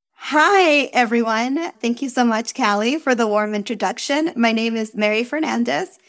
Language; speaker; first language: English; early bilingual, other home language; Spanish